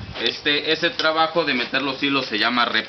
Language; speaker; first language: Spanish; native; Spanish